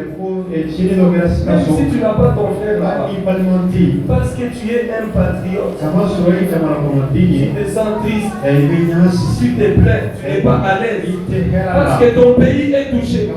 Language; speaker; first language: French; non-native, local second language; Bambara